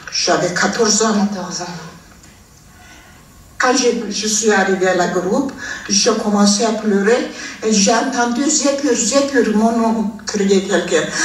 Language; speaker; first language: French; non-native, fluent; Armenian